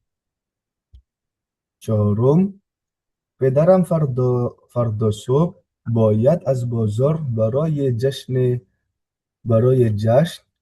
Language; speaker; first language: Persian; non-native, learner; Indonesian